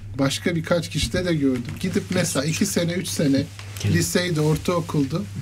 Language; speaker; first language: Turkish; native; Turkish